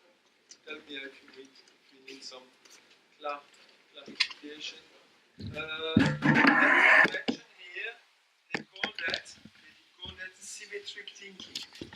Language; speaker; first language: English; non-native, fluent; French